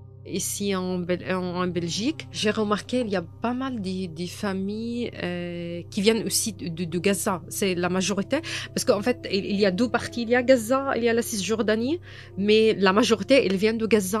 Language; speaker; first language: French; non-native, fluent; Arabic